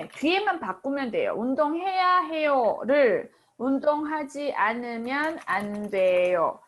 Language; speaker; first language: Korean; native; Korean